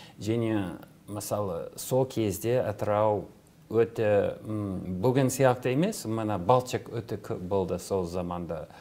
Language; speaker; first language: Kazakh; non-native, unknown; English